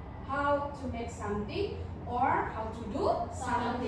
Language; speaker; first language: English; non-native, learner; Indonesian